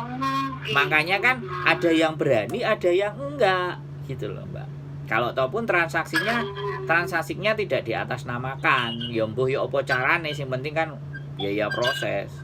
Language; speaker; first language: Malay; non-native, local second language; Javanese